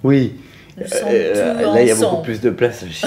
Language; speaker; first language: French; native; French